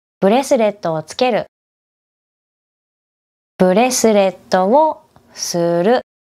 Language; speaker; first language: Japanese; native; Japanese